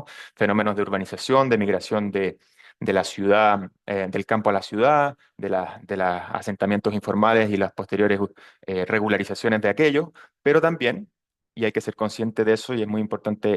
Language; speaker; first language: Spanish; native; Spanish